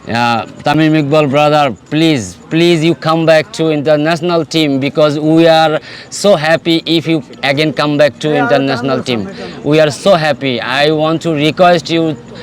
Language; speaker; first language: English; non-native, local second language; Bangla